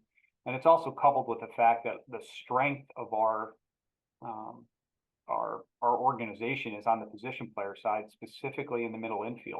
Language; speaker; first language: English; native; English